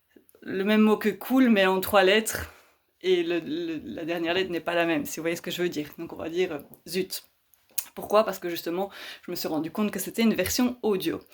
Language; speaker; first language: French; native; French